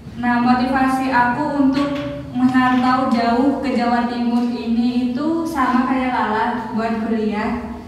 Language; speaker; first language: Indonesian; native; Indonesian